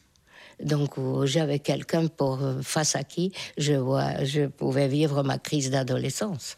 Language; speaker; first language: French; non-native, fluent; Hungarian